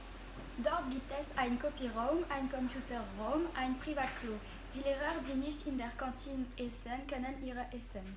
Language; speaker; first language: German; non-native, learner; French